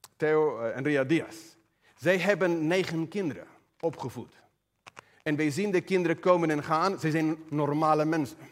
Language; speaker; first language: Dutch; non-native, fluent; Spanish